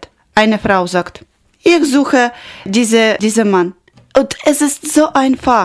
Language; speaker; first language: German; non-native, learner; Ukrainian